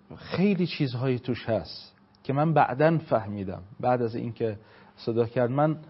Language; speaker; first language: Persian; non-native, fluent; Arabic